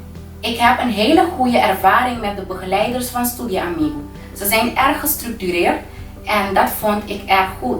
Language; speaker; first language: Dutch; non-native, local second language; Papiamento